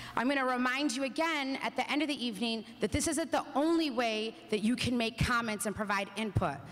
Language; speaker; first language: English; native; English